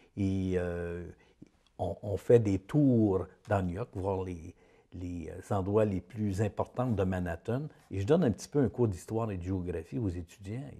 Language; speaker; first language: French; native; French